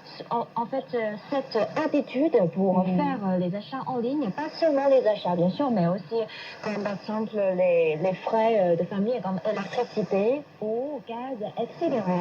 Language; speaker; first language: French; non-native, fluent; Chinese